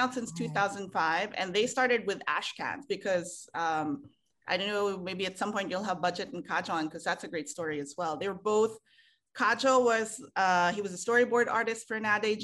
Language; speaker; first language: English; non-native, local second language; Filipino